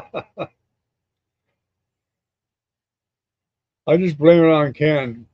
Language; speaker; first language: English; native; English